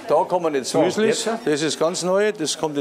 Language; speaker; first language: German; native; German